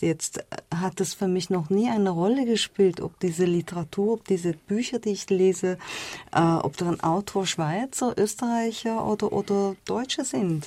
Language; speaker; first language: German; non-native, fluent; Persian